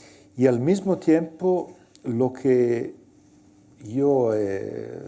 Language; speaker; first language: Spanish; non-native, fluent; Italian